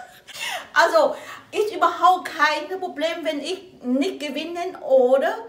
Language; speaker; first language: German; non-native, learner; Vietnamese